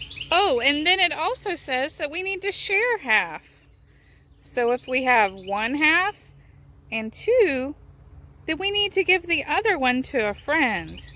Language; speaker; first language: English; native; English